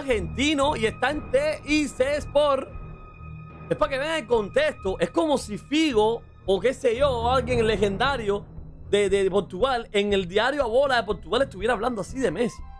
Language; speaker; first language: Spanish; native; Spanish